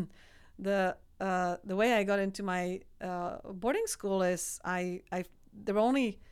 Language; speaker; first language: English; non-native, fluent; Czech